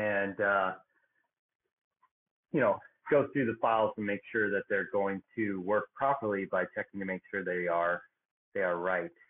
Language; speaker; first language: English; native; English